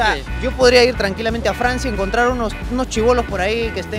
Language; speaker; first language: Spanish; native; Spanish